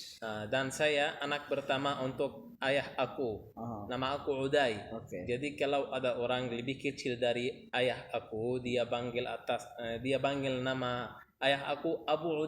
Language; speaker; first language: Indonesian; non-native, learner; Arabic